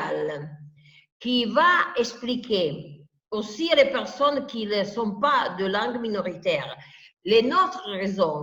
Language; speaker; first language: French; non-native, fluent; Italian